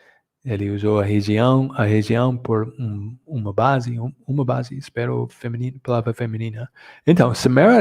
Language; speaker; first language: Portuguese; non-native, fluent; English